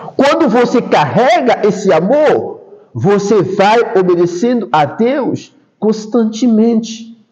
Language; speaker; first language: Portuguese; non-native, fluent; Haitian Creole